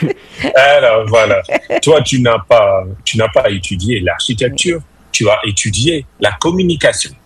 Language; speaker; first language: French; non-native, fluent; English